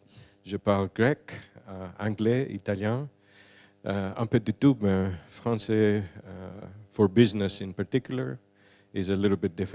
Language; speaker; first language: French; non-native, learner; Greek